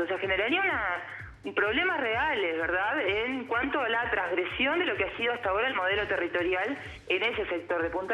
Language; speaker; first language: Spanish; native; Spanish